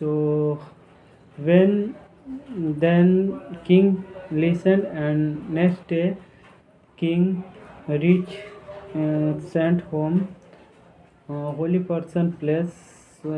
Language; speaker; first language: English; non-native, learner; Hindi